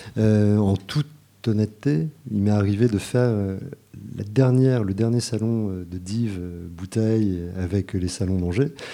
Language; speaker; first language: French; native; French